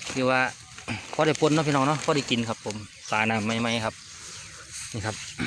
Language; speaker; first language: Thai; native; Thai